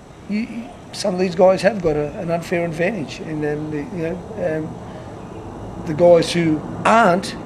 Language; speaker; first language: English; native; English